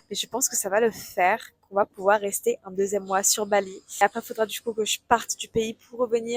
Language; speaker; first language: French; native; French